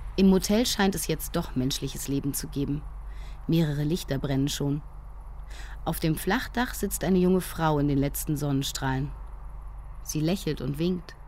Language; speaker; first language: German; native; German